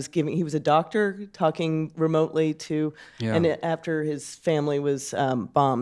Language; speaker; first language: English; native; English